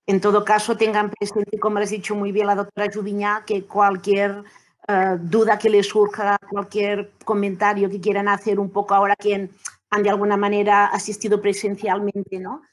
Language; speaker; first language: Spanish; non-native, local second language; Catalan